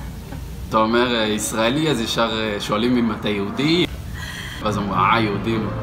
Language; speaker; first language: Hebrew; native; Hebrew